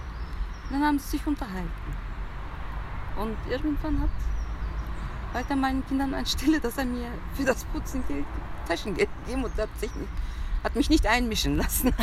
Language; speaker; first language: German; early bilingual, other home language; Turkish